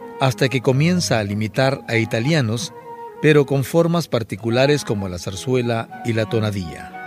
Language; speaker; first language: Spanish; native; Spanish